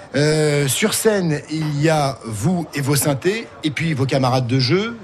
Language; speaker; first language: French; native; French